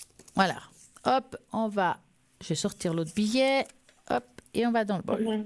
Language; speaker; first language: French; native; French